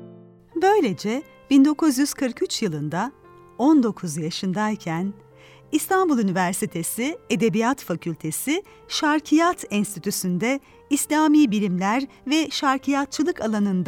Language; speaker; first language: Turkish; native; Turkish